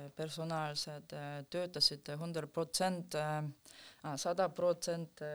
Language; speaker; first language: Estonian; non-native, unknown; Korean